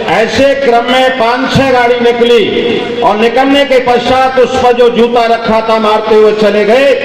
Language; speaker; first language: Hindi; native; Hindi